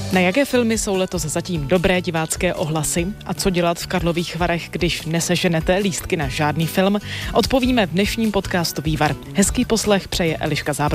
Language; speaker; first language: Czech; native; Czech